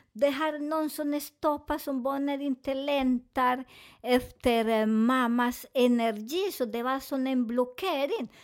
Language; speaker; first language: Swedish; non-native, fluent; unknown